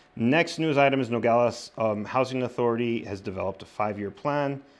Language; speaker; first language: English; early bilingual, other home language; Spanish